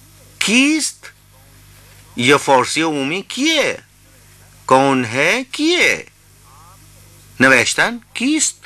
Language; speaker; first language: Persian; non-native, fluent; Urdu